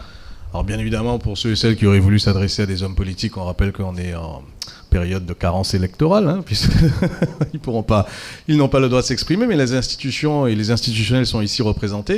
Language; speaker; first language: French; native; French